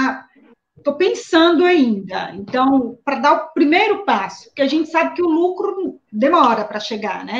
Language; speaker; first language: Portuguese; native; Portuguese